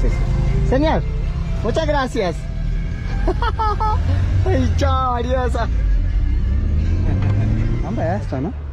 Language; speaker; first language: Spanish; non-native, learner; Telugu